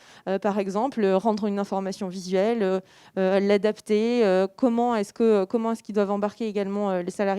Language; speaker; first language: French; native; French